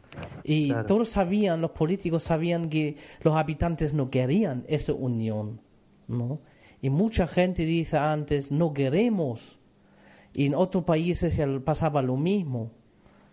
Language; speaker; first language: Spanish; non-native, fluent; German